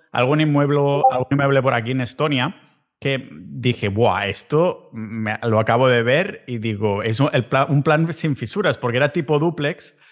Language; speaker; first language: Spanish; native; Spanish